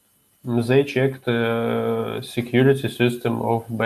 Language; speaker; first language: English; non-native, learner; Russian